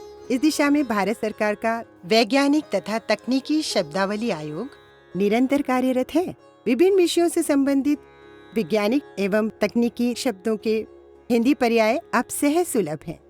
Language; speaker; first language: Hindi; native; Hindi